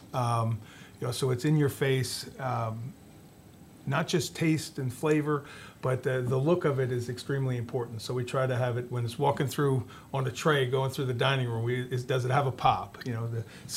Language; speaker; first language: English; native; English